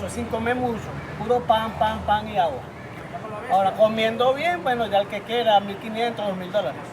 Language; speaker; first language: Spanish; native; Spanish